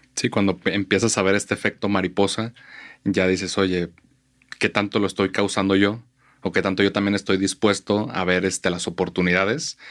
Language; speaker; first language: Spanish; native; Spanish